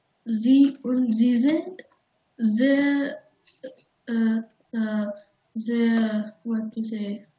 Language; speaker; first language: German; non-native, learner; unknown